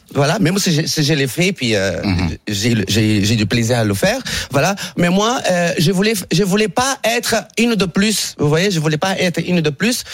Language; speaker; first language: French; non-native, fluent; Portuguese